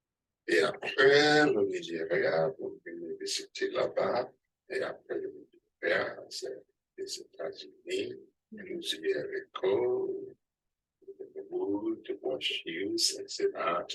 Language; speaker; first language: French; non-native, learner; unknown